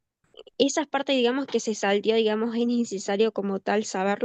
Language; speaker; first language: Spanish; native; Spanish